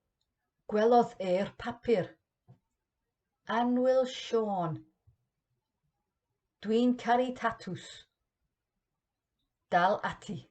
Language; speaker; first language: Welsh; non-native, learner; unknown